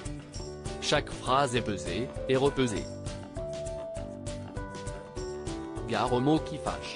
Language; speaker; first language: French; native; French